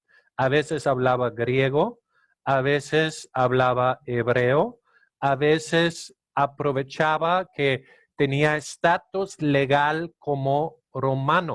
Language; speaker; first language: Spanish; non-native, fluent; Danish